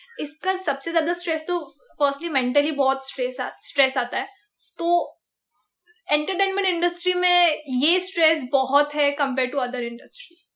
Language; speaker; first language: Hindi; non-native, local second language; Marathi